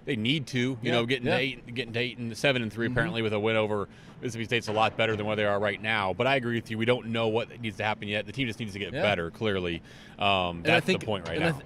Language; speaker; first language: English; native; English